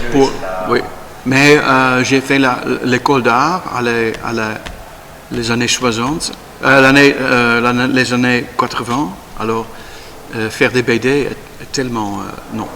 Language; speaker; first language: French; non-native, learner; Dutch